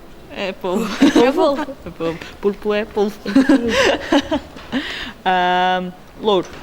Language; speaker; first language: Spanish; non-native, learner; Portuguese